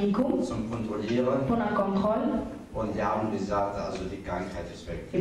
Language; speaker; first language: German; non-native, learner; Arabic